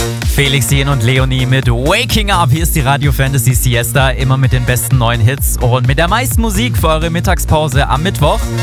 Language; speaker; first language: German; native; German